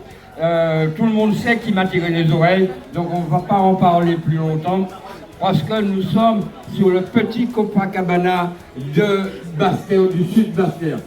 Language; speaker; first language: French; native; French